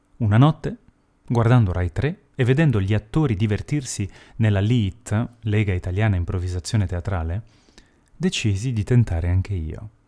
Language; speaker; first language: Italian; early bilingual, heritage; Italian